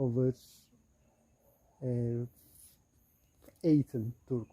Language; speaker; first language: Dutch; non-native, learner; Turkish